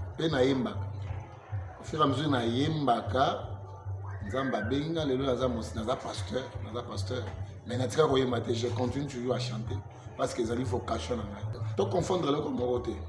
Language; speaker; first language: Lingala; non-native, local second language; Luba-Lulua